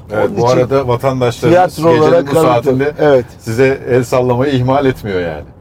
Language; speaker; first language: Turkish; native; Turkish